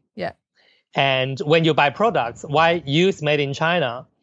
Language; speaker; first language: English; non-native, local second language; Cantonese